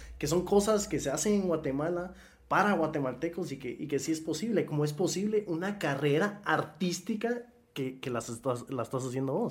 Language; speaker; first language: Spanish; native; Spanish